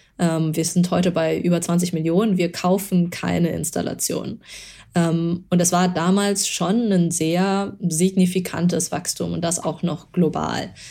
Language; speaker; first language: German; early bilingual, other home language; Chinese